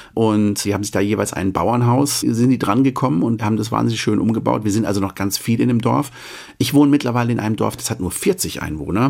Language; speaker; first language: German; native; German